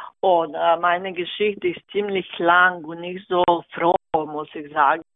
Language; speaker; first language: German; non-native, fluent; Serbian